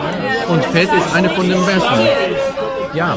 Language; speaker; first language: German; non-native, fluent; Polish